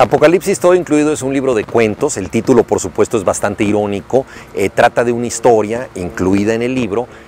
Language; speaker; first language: Spanish; native; Spanish